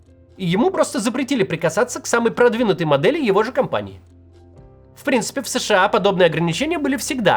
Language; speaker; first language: Russian; native; Russian